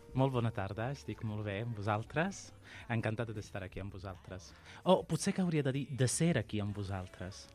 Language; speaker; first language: Catalan; non-native, fluent; Sicilian